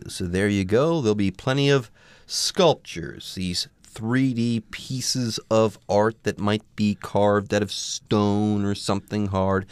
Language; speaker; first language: English; native; English